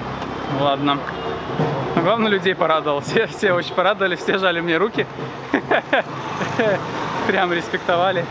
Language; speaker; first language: Russian; native; Russian